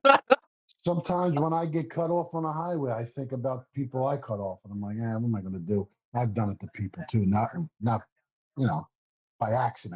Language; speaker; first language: English; native; English